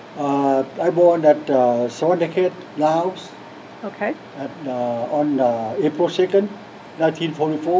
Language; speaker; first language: English; non-native, learner; Lao